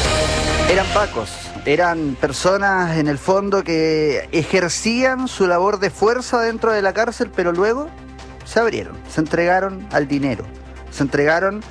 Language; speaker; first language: Spanish; native; Spanish